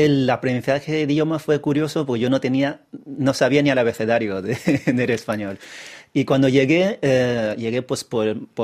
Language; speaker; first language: Spanish; early bilingual, other home language; Chinese